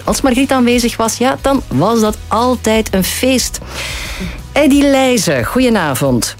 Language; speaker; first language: Dutch; native; Dutch